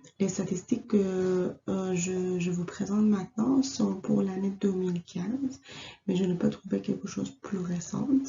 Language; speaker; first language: French; non-native, fluent; Persian